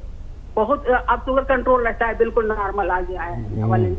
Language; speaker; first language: Hindi; native; Hindi